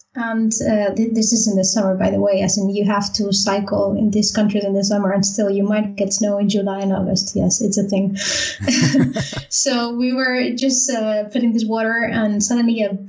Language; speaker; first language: English; non-native, fluent; Spanish